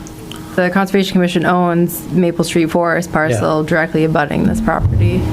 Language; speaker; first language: English; native; English